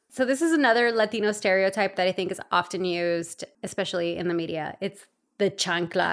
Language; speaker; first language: English; early bilingual, other home language; Spanish